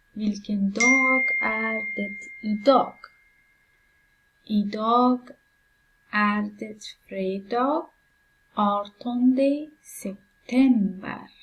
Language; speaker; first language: Swedish; non-native, fluent; Pashto